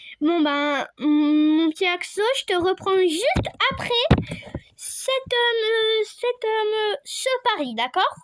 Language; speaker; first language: French; native; French